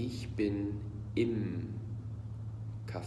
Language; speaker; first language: German; non-native, fluent; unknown